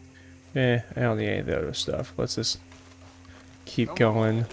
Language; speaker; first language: English; native; English